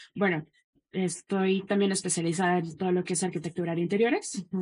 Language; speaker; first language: Spanish; native; Spanish